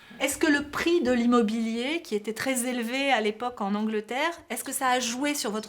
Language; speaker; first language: French; native; French